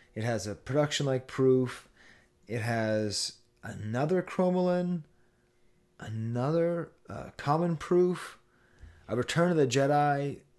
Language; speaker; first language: English; native; English